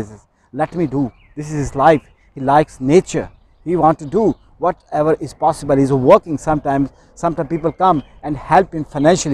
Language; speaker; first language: English; non-native, local second language; Urdu